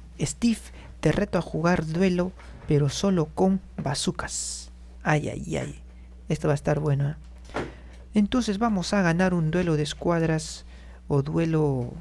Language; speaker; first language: Spanish; native; Spanish